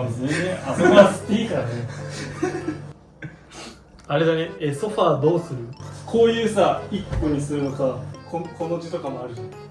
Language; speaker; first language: Japanese; native; Japanese